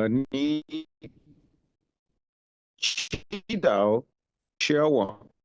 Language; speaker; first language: Chinese; non-native, learner; Urdu